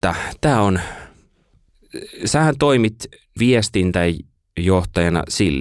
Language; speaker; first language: Finnish; native; Finnish